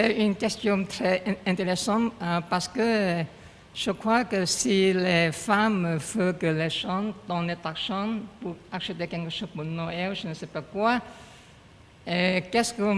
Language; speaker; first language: French; non-native, learner; Chinese